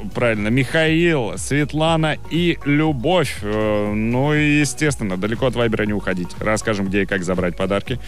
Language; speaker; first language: Russian; native; Russian